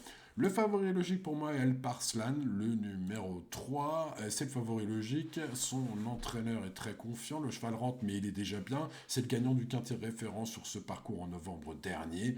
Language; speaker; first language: French; native; French